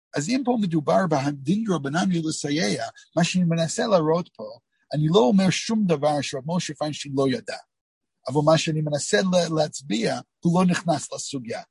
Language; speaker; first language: Hebrew; non-native, fluent; English